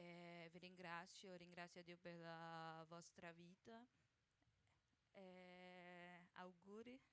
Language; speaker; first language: Italian; non-native, learner; Portuguese